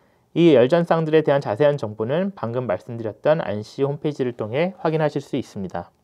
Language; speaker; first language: Korean; native; Korean